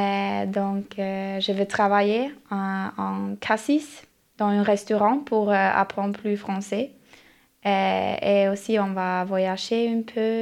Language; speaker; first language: French; non-native, learner; Norwegian